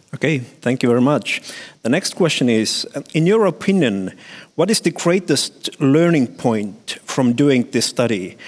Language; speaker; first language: English; non-native, fluent; Estonian